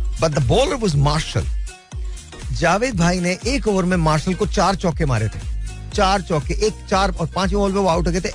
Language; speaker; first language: Urdu; native; Urdu